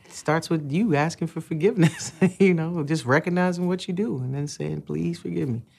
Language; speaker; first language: English; native; English